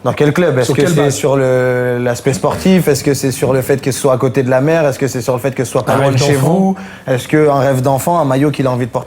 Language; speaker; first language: French; native; French